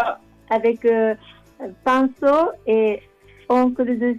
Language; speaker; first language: French; non-native, learner; Japanese